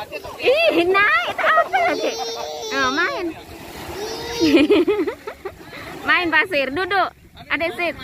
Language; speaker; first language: Indonesian; non-native, local second language; Javanese